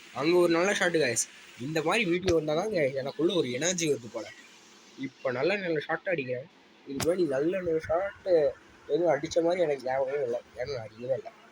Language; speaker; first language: Tamil; non-native, local second language; Urdu